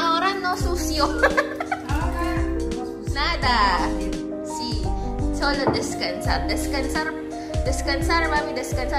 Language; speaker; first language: Spanish; non-native, learner; Filipino